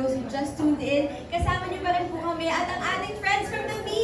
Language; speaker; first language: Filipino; native; Filipino